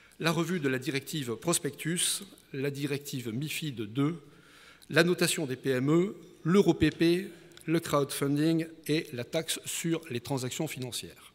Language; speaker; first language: French; native; French